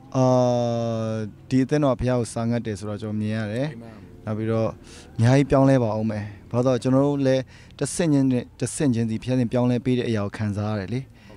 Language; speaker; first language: Burmese; non-native, local second language; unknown